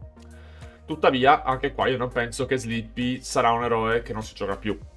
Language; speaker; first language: Italian; native; Italian